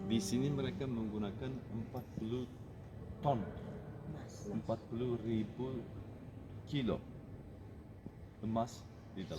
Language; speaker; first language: Indonesian; non-native, learner; Turkish